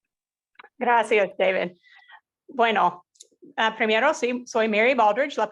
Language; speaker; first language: Spanish; non-native, fluent; English